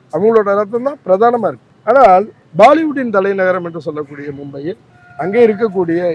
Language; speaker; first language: Tamil; native; Tamil